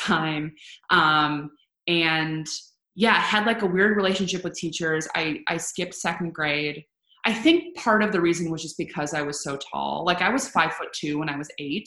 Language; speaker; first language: English; native; English